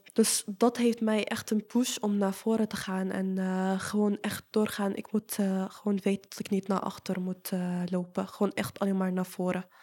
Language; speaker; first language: Dutch; non-native, fluent; Arabic